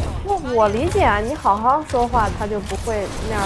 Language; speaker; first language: Chinese; early bilingual, heritage; Chinese